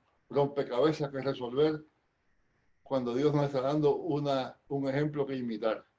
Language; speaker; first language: Spanish; native; Spanish